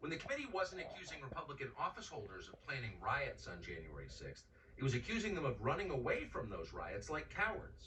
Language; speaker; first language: English; native; English